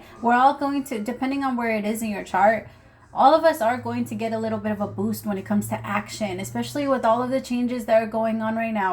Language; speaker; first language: English; native; English